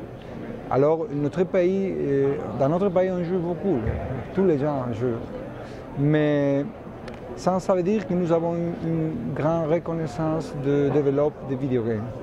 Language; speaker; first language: French; non-native, fluent; Spanish